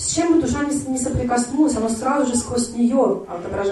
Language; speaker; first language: Russian; native; Russian